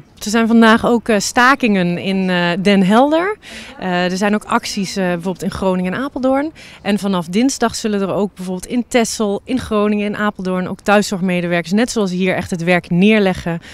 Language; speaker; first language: Dutch; native; Dutch